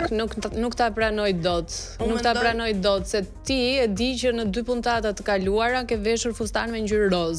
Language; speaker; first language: Albanian; native; Albanian